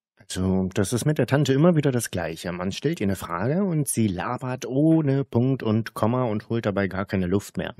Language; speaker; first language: German; native; German